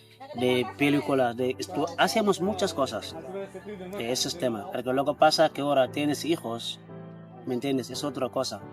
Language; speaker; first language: Spanish; non-native, fluent; Wolof